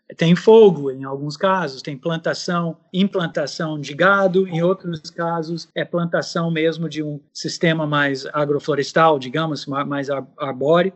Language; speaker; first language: Portuguese; non-native, fluent; English